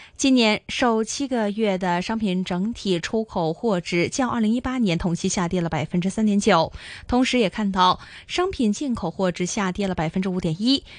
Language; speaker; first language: Chinese; non-native, local second language; Cantonese